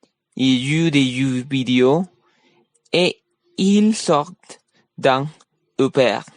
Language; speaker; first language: French; non-native, learner; Spanish